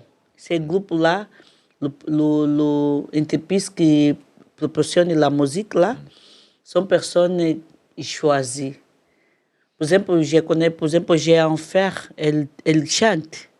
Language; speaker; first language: French; non-native, learner; Portuguese